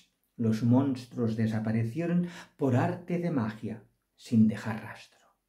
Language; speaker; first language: Spanish; non-native, local second language; Catalan